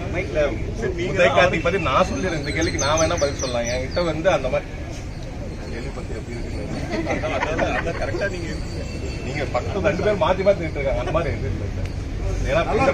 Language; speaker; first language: Tamil; native; Tamil